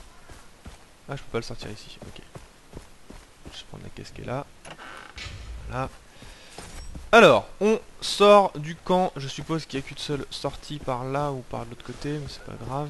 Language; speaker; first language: French; native; French